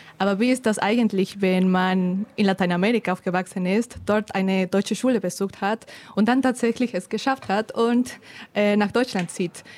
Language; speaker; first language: German; non-native, fluent; Spanish